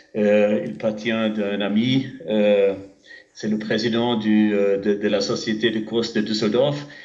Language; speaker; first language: French; non-native, fluent; German